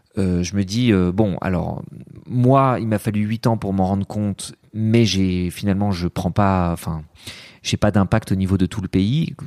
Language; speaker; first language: French; early bilingual, other home language; Arabic